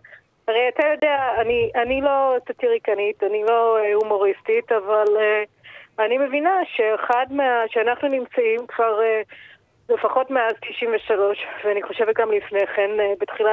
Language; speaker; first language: Hebrew; non-native, fluent; English